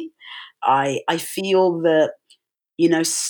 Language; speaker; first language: English; native; English